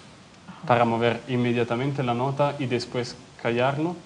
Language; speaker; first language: Spanish; non-native, fluent; Italian